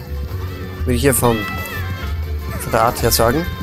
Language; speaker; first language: German; native; German